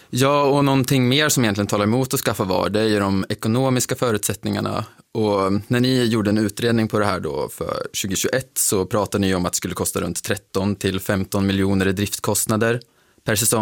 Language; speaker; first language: Swedish; native; Swedish